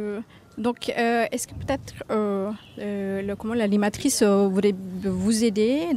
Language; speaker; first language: French; non-native, fluent; Indonesian